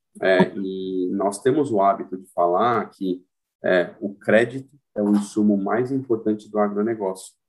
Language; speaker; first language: Portuguese; native; Portuguese